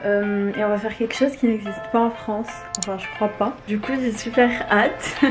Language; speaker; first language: French; native; French